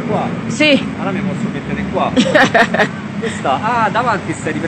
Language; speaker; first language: Italian; native; Italian